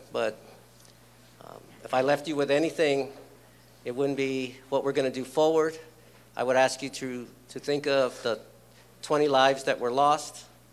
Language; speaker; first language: English; early bilingual, other home language; Spanish